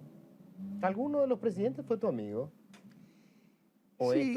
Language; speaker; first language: Spanish; native; Spanish